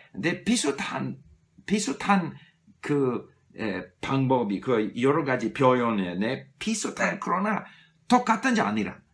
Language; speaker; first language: Korean; non-native, learner; English